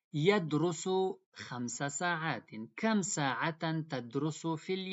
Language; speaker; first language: Arabic; non-native, fluent; Pashto